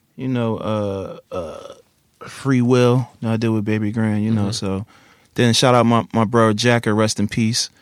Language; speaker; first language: English; native; English